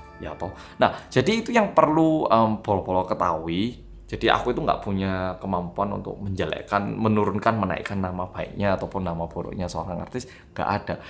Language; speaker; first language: Indonesian; non-native, fluent; Korean